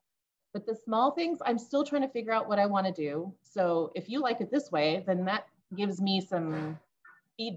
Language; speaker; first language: English; native; English